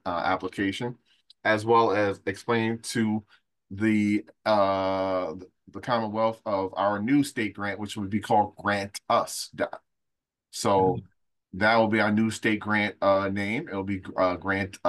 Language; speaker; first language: English; native; English